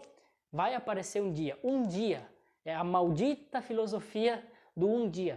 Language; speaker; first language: Portuguese; native; Portuguese